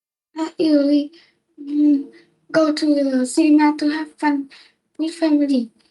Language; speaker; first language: English; non-native, learner; Vietnamese